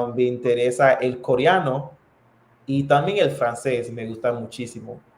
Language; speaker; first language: Spanish; non-native, fluent; English